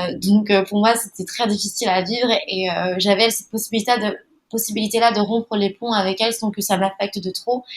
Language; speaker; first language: French; early bilingual, other home language; Malagasy